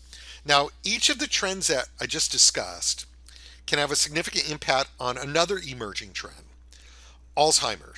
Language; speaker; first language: English; native; English